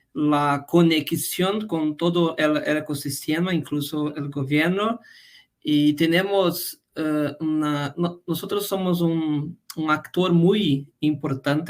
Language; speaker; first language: Spanish; non-native, fluent; Portuguese